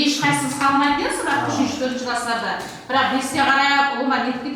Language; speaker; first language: Kazakh; native; Kazakh